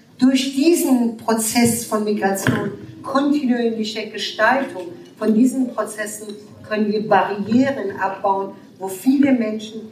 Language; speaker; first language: German; non-native, fluent; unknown